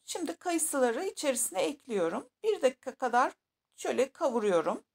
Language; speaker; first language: Turkish; native; Turkish